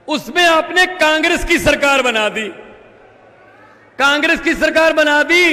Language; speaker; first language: Hindi; native; Hindi